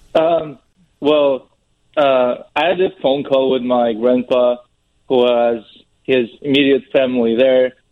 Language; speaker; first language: English; non-native, fluent; Russian